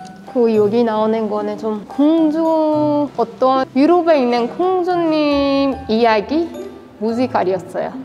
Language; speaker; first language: Korean; non-native, fluent; Persian